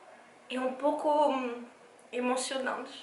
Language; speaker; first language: Portuguese; non-native, fluent; French